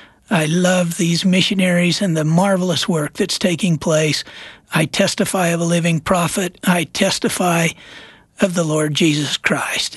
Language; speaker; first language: English; native; English